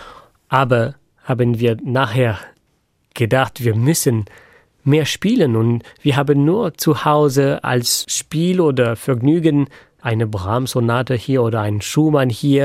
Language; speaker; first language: German; non-native, fluent; French